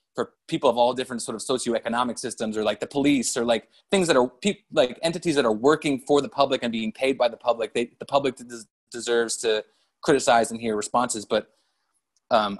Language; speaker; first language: English; native; English